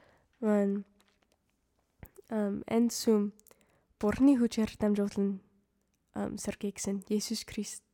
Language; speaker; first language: Mongolian; non-native, fluent; English